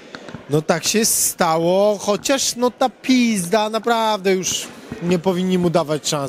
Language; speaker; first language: Polish; native; Polish